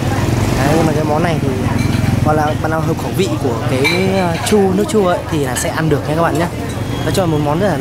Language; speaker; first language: Vietnamese; native; Vietnamese